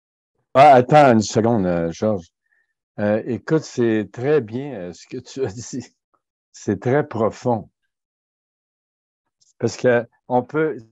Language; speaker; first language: French; native; French